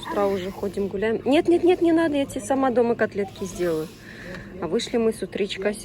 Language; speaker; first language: Russian; native; Russian